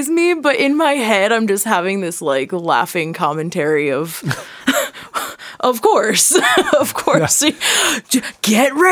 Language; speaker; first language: English; native; English